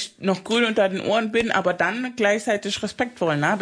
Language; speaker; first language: German; non-native, fluent; Spanish